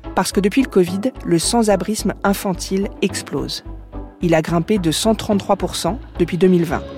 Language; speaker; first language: French; native; French